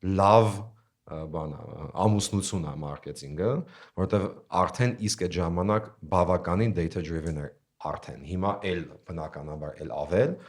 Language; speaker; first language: Armenian; early bilingual, heritage; Armenian